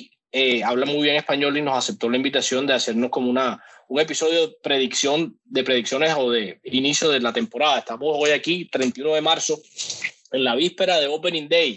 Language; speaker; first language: Spanish; native; Spanish